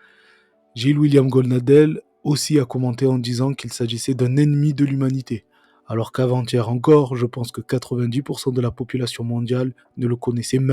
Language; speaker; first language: French; native; French